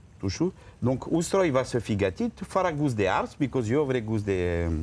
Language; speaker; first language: Romanian; non-native, learner; French